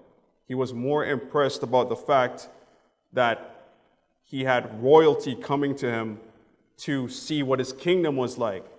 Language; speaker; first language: English; native; English